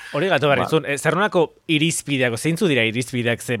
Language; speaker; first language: Basque; native; Basque